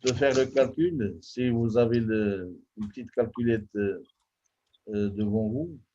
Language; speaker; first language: French; non-native, local second language; Arabic